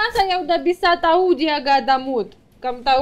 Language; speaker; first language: Indonesian; non-native, learner; Russian